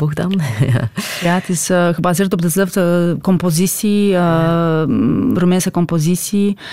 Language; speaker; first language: Dutch; non-native, fluent; Romanian